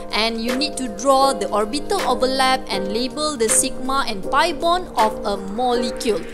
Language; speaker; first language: English; non-native, local second language; Malay